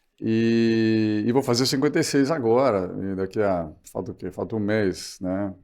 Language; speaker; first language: Portuguese; early bilingual, other home language; Spanish